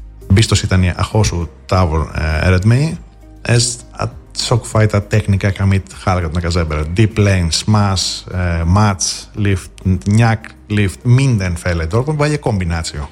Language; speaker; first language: Hungarian; non-native, fluent; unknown